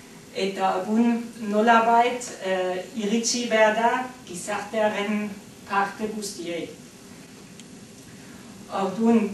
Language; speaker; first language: Basque; non-native, fluent; German